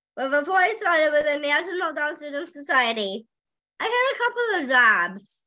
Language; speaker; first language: English; native; English